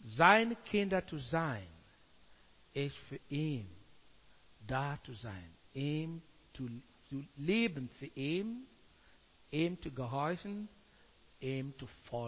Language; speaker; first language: German; non-native, learner; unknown